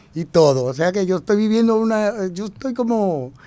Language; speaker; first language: Spanish; native; Spanish